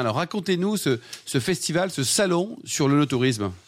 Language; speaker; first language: French; native; French